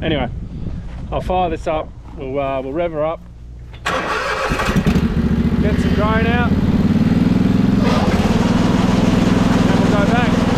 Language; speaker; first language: English; native; English